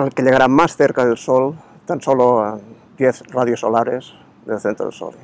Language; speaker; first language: Spanish; native; Spanish